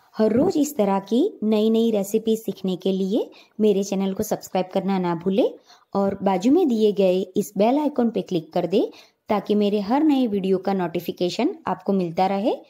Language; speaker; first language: Hindi; non-native, local second language; Gujarati